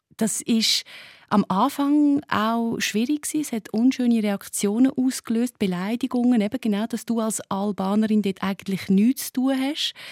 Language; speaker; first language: German; native; German